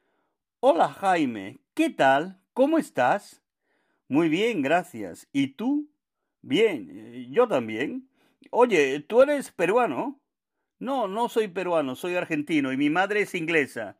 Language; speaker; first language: Spanish; non-native, fluent; Finnish